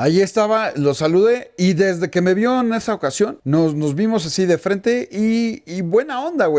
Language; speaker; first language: Spanish; native; Spanish